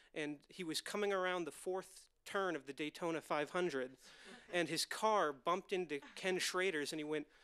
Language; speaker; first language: English; native; English